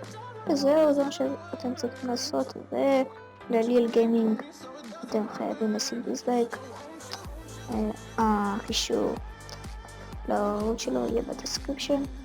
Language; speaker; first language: Hebrew; native; Hebrew